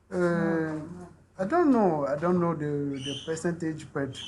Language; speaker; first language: English; non-native, learner; French